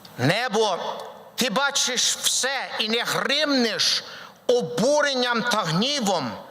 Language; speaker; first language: Ukrainian; early bilingual, heritage; Ukrainian